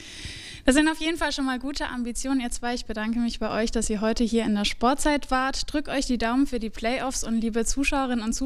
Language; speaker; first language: German; native; German